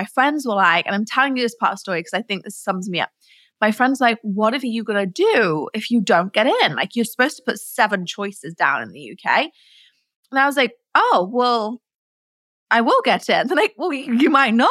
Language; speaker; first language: English; native; English